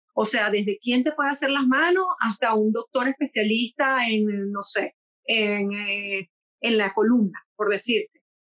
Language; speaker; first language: Spanish; native; Spanish